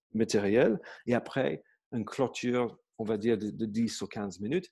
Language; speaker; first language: French; non-native, fluent; English